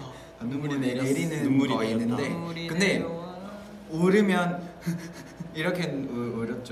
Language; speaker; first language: Korean; non-native, fluent; Vietnamese